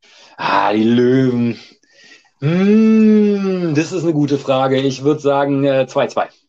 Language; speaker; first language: German; native; German